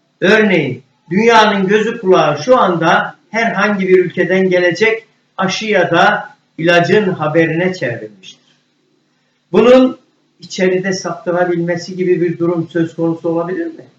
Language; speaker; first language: Turkish; native; Turkish